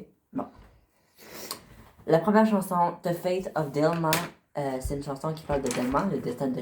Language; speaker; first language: French; native; French